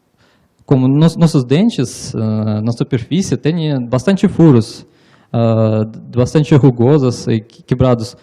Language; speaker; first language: Portuguese; non-native, learner; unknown